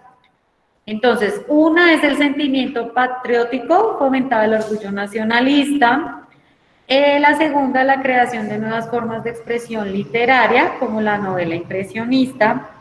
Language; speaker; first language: Spanish; native; Spanish